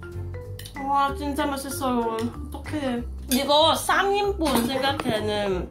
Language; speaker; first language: Korean; non-native, learner; Cantonese